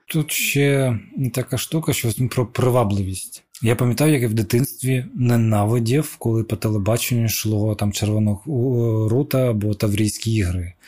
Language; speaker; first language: Ukrainian; non-native, local second language; Russian